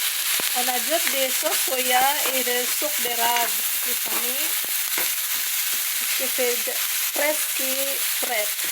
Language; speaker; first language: French; non-native, learner; Filipino